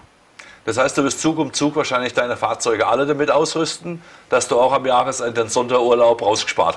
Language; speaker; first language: German; native; German